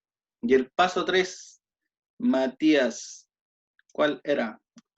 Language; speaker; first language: Spanish; native; Spanish